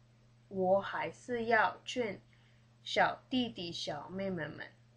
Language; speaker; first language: Chinese; early bilingual, heritage; Chinese